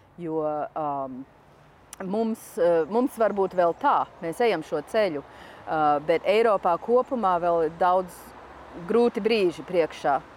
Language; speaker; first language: Latvian; early bilingual, heritage; Latvian